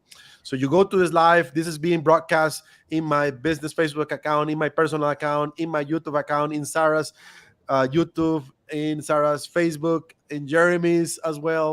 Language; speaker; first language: English; non-native, fluent; Spanish